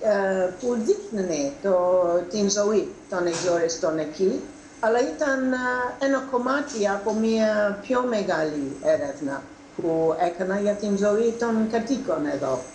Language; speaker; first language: Greek; non-native, fluent; English